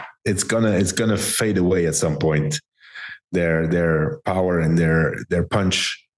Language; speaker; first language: English; non-native, fluent; Dutch